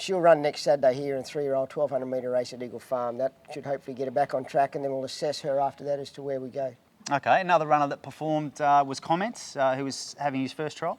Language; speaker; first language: English; native; English